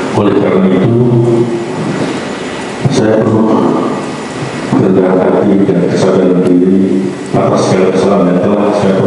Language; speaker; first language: Indonesian; non-native, local second language; Javanese